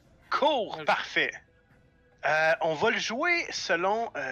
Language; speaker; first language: French; native; French